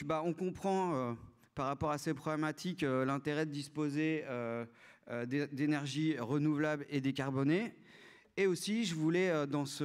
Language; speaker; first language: French; native; French